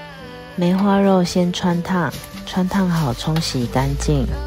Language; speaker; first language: Chinese; native; Chinese